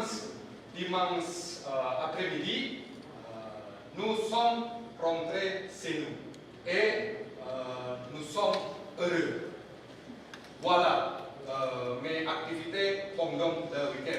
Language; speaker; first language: French; non-native, learner; Indonesian